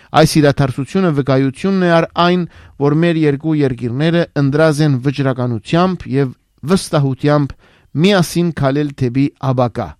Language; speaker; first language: Armenian; early bilingual, heritage; Armenian